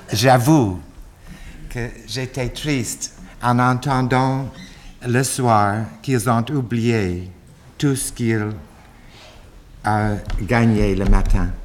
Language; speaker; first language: French; non-native, fluent; English